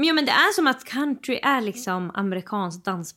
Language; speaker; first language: Swedish; native; Swedish